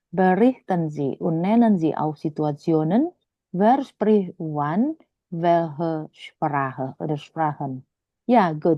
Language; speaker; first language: German; non-native, fluent; Indonesian